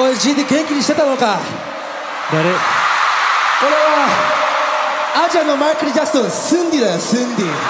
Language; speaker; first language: Japanese; native; Japanese